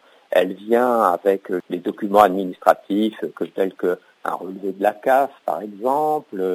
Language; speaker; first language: French; native; French